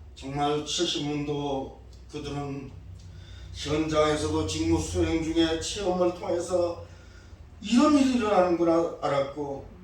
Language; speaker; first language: Korean; native; Korean